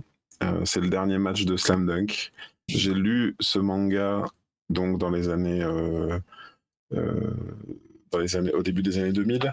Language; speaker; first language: French; native; French